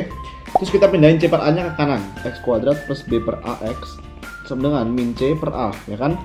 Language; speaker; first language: Indonesian; native; Indonesian